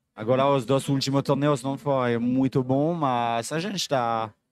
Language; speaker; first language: Portuguese; non-native, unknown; French